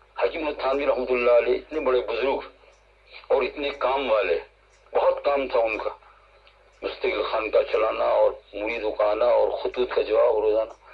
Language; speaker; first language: Urdu; non-native, local second language; Gujarati